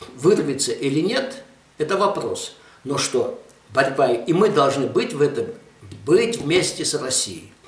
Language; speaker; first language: Russian; non-native, local second language; Armenian